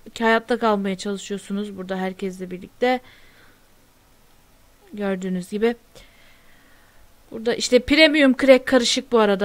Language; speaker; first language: Turkish; native; Turkish